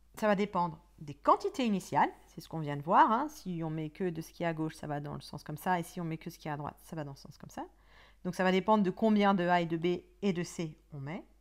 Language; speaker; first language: French; native; French